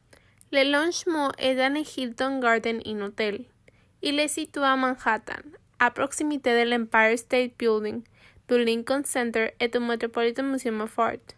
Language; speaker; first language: French; non-native, learner; Spanish